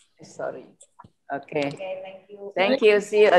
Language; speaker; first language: English; non-native, learner; Indonesian